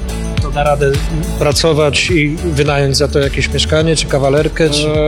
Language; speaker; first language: Polish; native; Polish